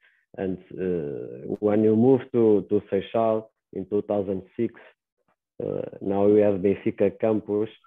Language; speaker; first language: English; non-native, learner; Portuguese